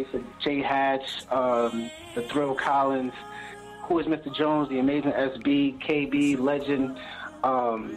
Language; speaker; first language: English; native; English